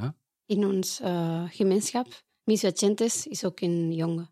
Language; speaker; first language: Dutch; non-native, fluent; Spanish